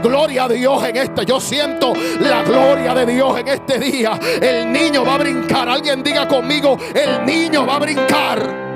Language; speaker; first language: Spanish; native; Spanish